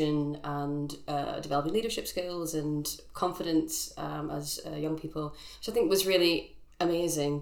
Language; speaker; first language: English; native; English